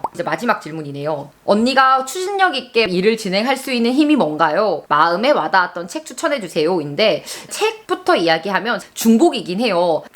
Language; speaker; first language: Korean; native; Korean